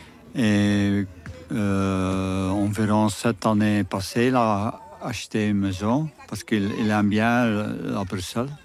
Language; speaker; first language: French; non-native, learner; Dutch